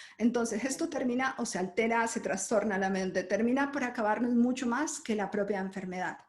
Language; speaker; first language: Spanish; native; Spanish